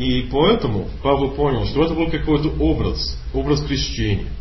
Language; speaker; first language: Russian; non-native, learner; English